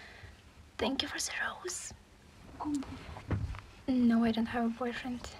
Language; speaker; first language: English; non-native, learner; Ukrainian